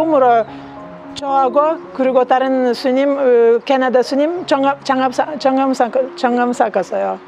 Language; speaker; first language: Korean; non-native, learner; Lithuanian